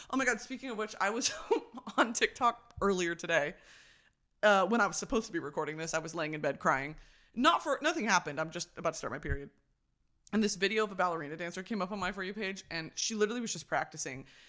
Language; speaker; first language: English; native; English